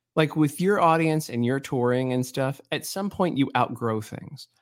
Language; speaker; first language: English; native; English